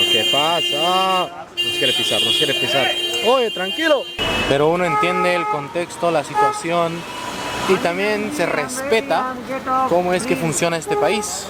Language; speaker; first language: Spanish; native; Spanish